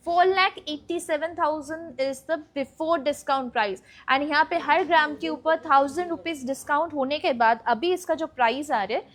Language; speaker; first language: Hindi; non-native, local second language; Bangla